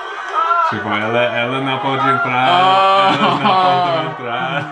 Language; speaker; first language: Portuguese; non-native, fluent; English